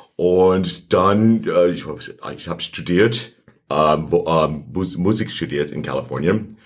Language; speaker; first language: German; non-native, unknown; English